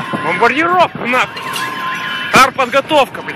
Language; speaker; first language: Russian; native; Russian